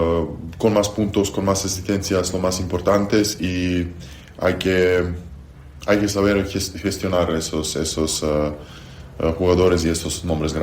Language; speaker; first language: Spanish; non-native, fluent; Serbian